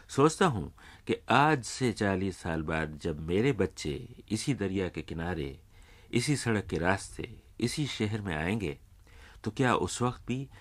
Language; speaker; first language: Urdu; native; Urdu